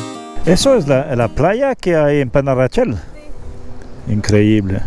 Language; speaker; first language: Spanish; non-native, learner; French